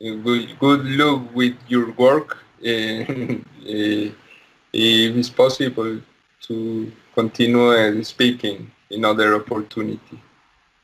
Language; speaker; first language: English; non-native, learner; Spanish